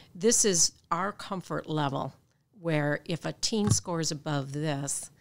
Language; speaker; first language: English; native; English